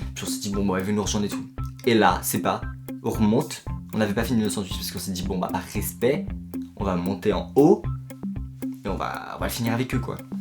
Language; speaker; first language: French; native; French